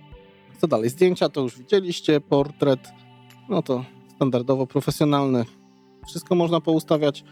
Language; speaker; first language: Polish; native; Polish